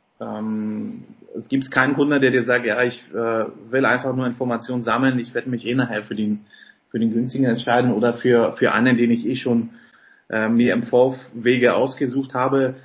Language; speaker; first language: German; early bilingual, other home language; Polish